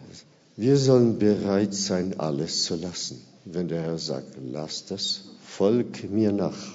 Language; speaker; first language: German; non-native, fluent; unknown